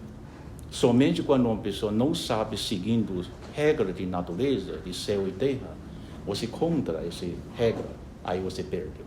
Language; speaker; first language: Portuguese; non-native, fluent; Chinese